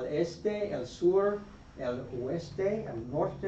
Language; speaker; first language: Spanish; non-native, fluent; English